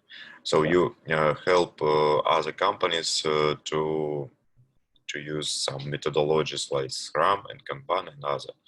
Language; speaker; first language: English; non-native, learner; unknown